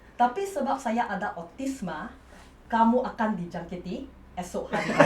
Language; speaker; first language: Malay; non-native, local second language; English